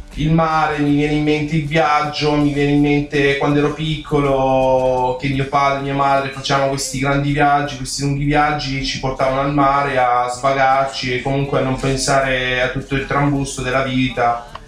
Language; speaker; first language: Italian; native; Italian